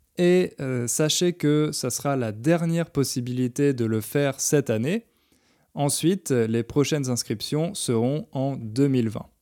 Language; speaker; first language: French; native; French